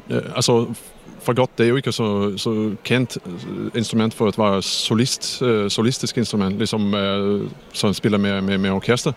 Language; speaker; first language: Danish; non-native, fluent; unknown